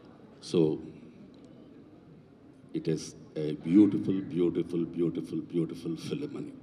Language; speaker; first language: Telugu; native; Telugu